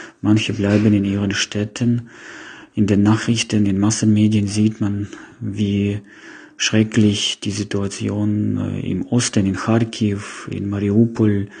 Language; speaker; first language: German; non-native, fluent; Ukrainian